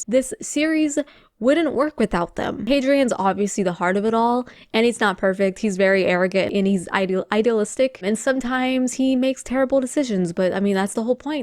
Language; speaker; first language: English; native; English